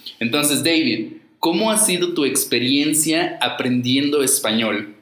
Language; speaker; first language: Spanish; native; Spanish